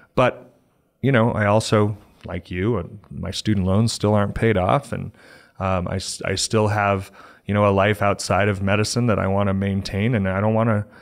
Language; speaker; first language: English; native; English